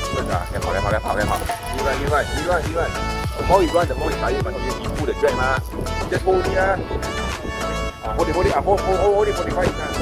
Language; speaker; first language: Chinese; non-native, learner; Thai